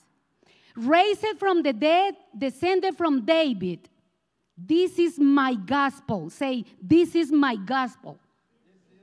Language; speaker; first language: English; non-native, learner; Spanish